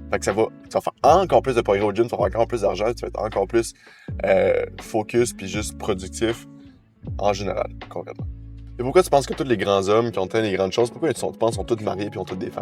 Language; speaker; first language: French; native; French